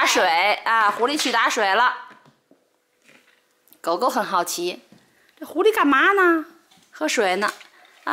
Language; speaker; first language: Chinese; native; Chinese